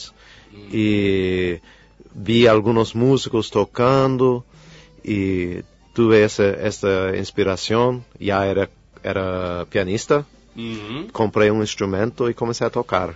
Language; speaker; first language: Spanish; non-native, fluent; English